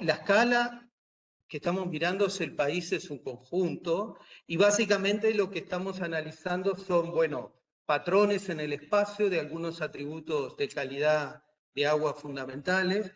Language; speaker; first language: Spanish; native; Spanish